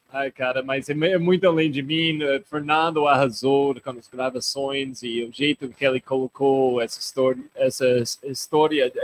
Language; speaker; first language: Portuguese; non-native, fluent; English